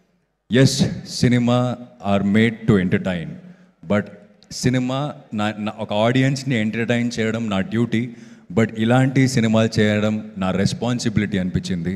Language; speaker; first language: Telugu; non-native, local second language; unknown